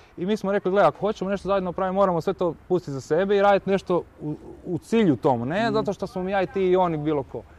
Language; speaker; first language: Croatian; native; Croatian